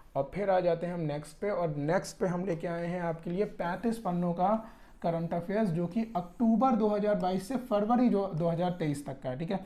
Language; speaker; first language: Hindi; native; Hindi